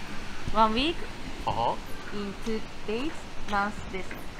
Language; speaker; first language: English; non-native, learner; Japanese